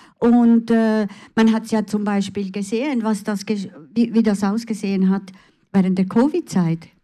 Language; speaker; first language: German; early bilingual, other home language; Italian